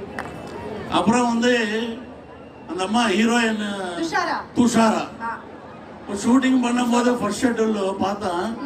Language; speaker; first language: Tamil; non-native, learner; Telugu